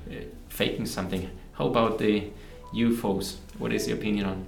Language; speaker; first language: English; non-native, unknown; German